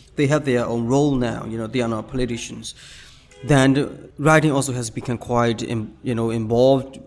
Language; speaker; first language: English; non-native, fluent; Burmese